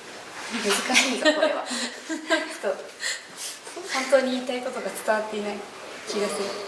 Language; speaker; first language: Japanese; native; Japanese